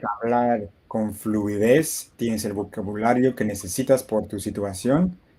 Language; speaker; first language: Spanish; non-native, fluent; English